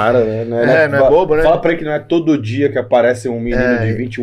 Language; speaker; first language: Portuguese; native; Portuguese